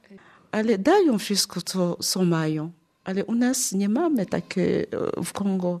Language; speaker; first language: Polish; non-native, learner; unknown